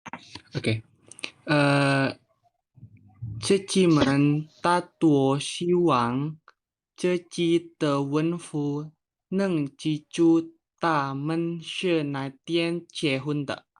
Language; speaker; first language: Chinese; non-native, learner; Indonesian